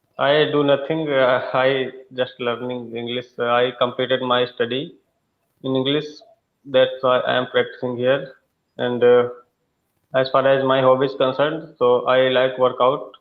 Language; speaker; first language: English; non-native, learner; Hindi